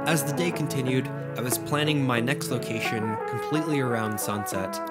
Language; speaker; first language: English; native; English